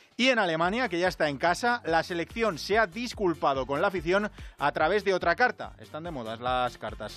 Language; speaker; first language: Spanish; native; Spanish